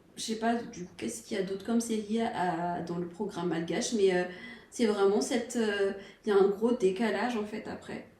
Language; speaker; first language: French; non-native, local second language; Malagasy